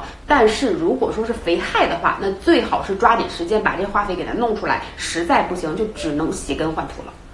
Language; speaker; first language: Chinese; native; Chinese